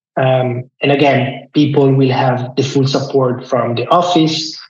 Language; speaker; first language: English; non-native, fluent; Italian